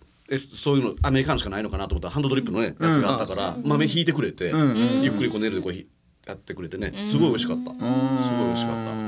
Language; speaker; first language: Japanese; native; Japanese